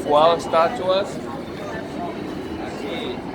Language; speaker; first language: Spanish; non-native, learner; Finnish